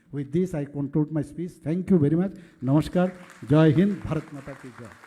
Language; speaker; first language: English; non-native, local second language; Bangla